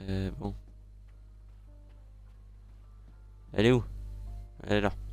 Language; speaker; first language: French; native; French